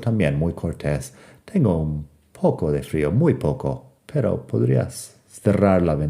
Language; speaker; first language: Spanish; non-native, fluent; English